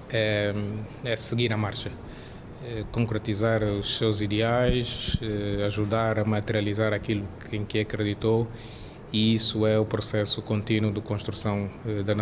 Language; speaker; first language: Portuguese; native; Portuguese